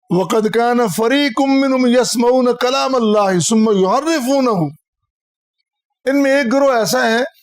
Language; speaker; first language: Urdu; non-native, local second language; Punjabi